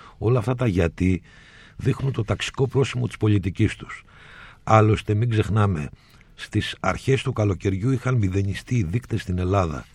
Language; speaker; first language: Greek; native; Greek